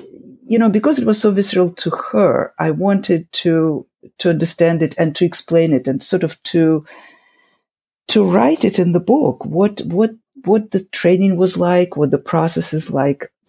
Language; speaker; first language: English; non-native, fluent; Russian